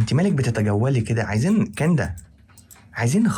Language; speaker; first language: Arabic; native; Arabic